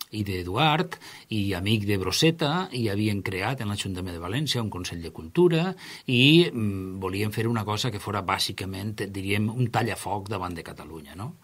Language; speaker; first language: Catalan; native; Catalan